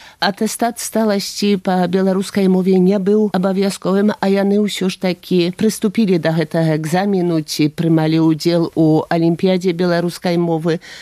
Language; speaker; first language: Belarusian; native; Belarusian